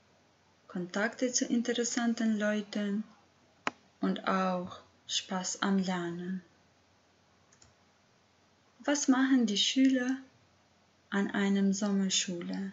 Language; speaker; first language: German; non-native, learner; Albanian